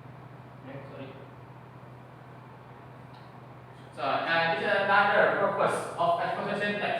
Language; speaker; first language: English; non-native, learner; Indonesian